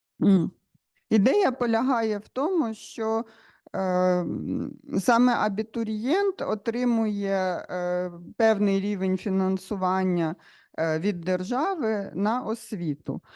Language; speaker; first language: Ukrainian; native; Ukrainian